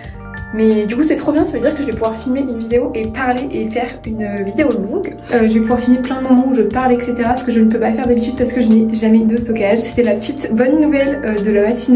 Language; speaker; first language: French; native; French